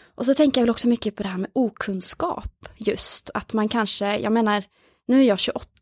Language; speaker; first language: Swedish; non-native, fluent; Norwegian